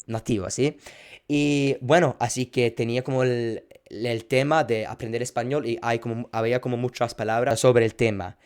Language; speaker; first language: Spanish; non-native, fluent; English